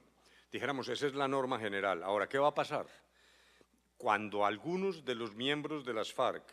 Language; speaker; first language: Spanish; native; Spanish